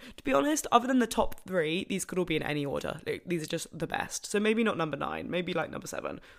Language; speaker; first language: English; native; English